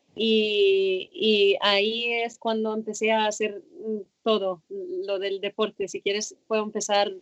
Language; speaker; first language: Spanish; non-native, fluent; Arabic